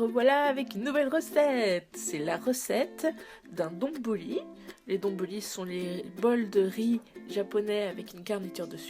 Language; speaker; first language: French; native; French